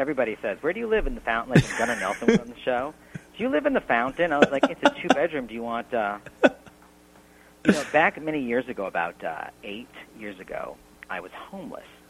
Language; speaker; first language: English; native; English